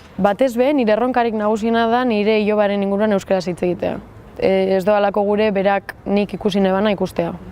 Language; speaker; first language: Basque; native; Basque